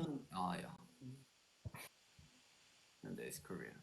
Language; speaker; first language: English; non-native, learner; Korean